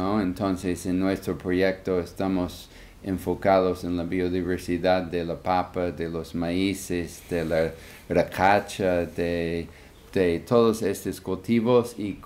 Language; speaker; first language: Spanish; non-native, fluent; English